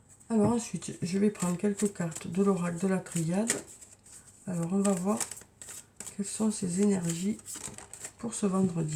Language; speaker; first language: French; native; French